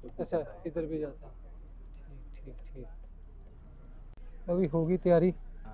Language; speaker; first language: Hindi; non-native, local second language; Punjabi